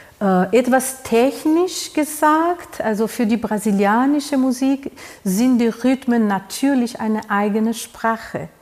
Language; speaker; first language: German; non-native, fluent; Portuguese